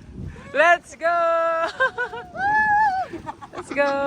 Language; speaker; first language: English; non-native, local second language; Cebuano